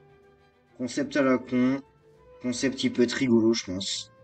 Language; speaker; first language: French; native; French